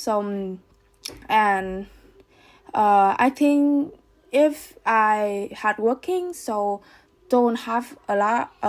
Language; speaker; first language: English; non-native, learner; Vietnamese